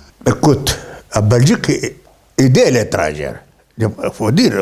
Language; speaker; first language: French; non-native, learner; Greek